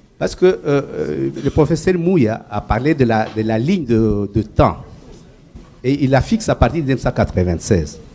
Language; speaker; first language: French; non-native, local second language; Kinyarwanda